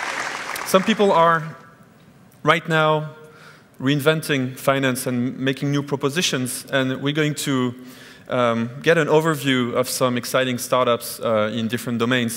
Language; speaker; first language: English; non-native, fluent; French